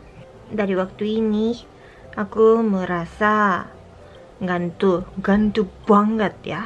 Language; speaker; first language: Indonesian; non-native, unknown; Japanese